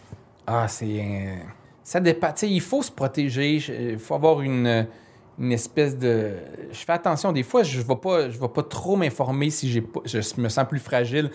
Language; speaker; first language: French; native; French